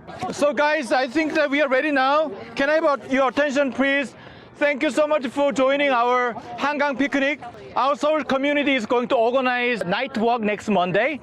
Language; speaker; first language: English; non-native, fluent; Korean